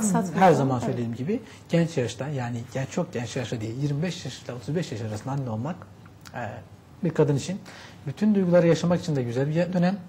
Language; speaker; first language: Turkish; native; Turkish